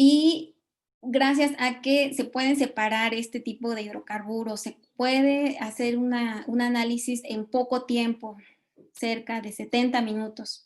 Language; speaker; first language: Spanish; native; Spanish